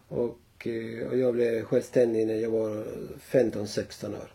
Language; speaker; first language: Swedish; non-native, fluent; Spanish